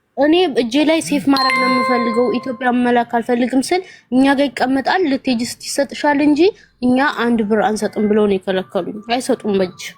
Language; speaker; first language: Amharic; native; Amharic